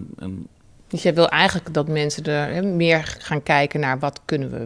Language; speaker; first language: Dutch; native; Dutch